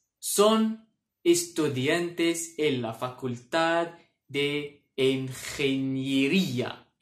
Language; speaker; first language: Spanish; non-native, fluent; Arabic